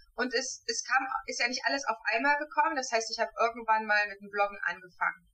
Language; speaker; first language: German; native; German